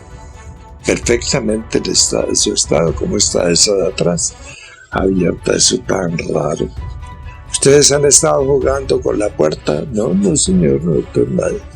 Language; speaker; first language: Spanish; native; Spanish